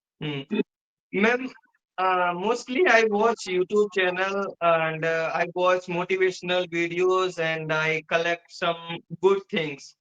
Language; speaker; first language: English; non-native, learner; Hindi